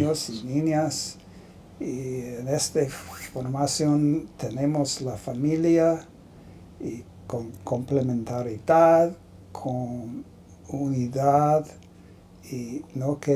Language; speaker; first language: Spanish; non-native, learner; English